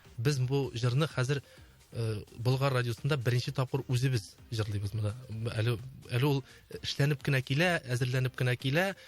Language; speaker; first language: Tatar; native; Tatar